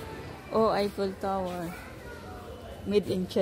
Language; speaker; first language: English; non-native, learner; Filipino